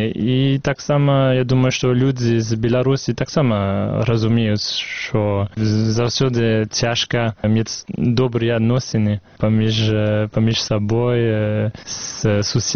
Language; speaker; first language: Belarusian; non-native, fluent; French